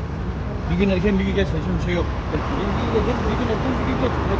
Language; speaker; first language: Turkish; native; Turkish